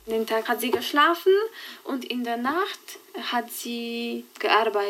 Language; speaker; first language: German; non-native, fluent; Polish